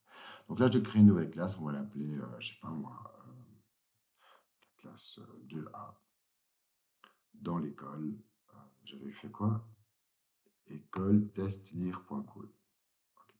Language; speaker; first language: French; native; French